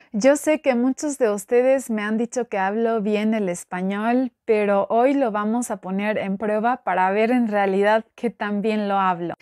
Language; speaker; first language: Spanish; non-native, fluent; Albanian